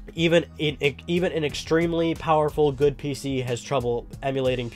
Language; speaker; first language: English; native; English